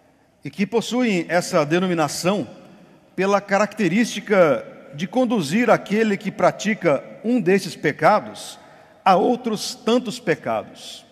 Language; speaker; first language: Portuguese; native; Portuguese